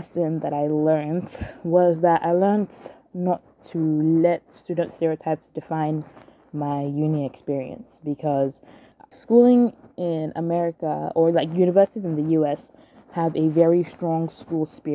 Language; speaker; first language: English; non-native, local second language; Yoruba